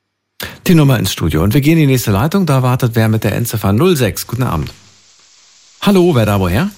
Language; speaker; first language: German; native; German